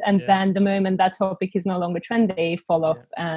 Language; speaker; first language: English; non-native, fluent; Bulgarian